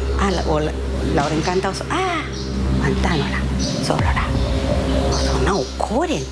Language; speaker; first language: Chinese; non-native, learner; Spanish